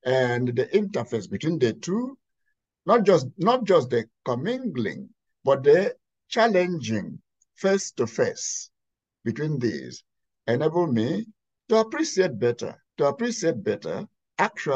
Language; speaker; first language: English; non-native, local second language; Igbo